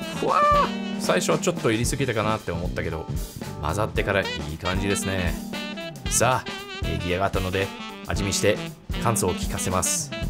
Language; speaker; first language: Japanese; non-native, fluent; English